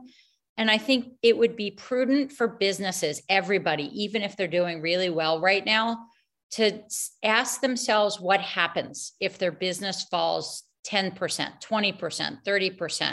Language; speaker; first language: English; native; English